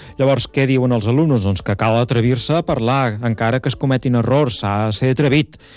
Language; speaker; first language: Catalan; native; Catalan